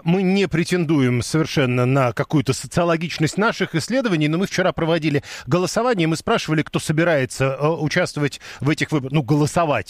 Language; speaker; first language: Russian; native; Russian